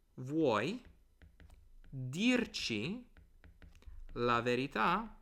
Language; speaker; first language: Italian; non-native, fluent; English